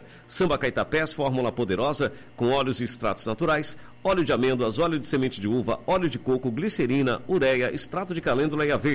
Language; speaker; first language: Portuguese; native; Portuguese